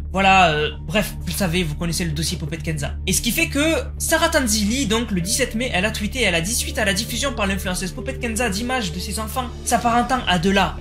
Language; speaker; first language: French; native; French